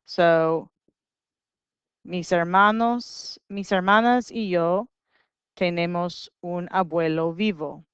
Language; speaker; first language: Spanish; non-native, fluent; English